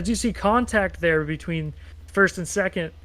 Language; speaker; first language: English; native; English